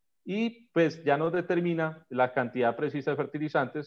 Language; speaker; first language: Spanish; native; Spanish